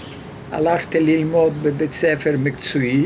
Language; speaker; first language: Hebrew; non-native, fluent; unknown